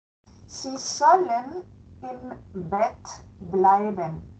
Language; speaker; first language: German; non-native, fluent; Spanish